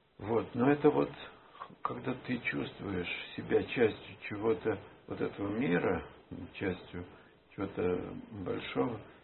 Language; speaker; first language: Russian; native; Russian